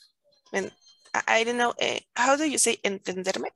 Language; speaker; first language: English; non-native, learner; Spanish